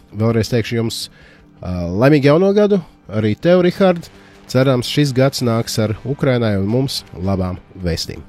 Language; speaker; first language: Latvian; native; Latvian